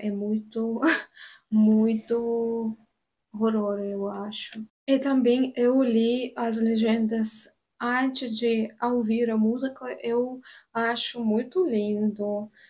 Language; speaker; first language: Portuguese; non-native, learner; Russian